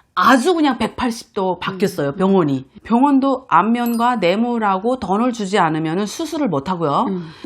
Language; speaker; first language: Korean; native; Korean